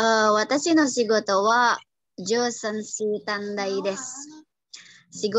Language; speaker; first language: Japanese; non-native, learner; Indonesian